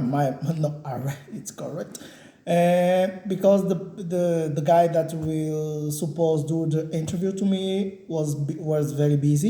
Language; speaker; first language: English; non-native, learner; Portuguese